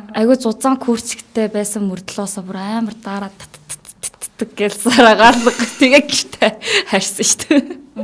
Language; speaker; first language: Mongolian; non-native, fluent; Korean